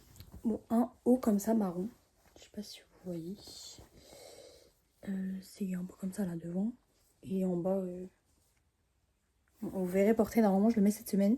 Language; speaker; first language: French; native; French